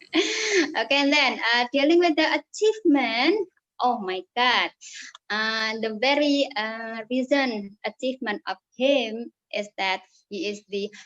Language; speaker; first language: English; non-native, fluent; Indonesian